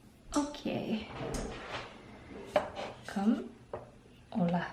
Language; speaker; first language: French; non-native, learner; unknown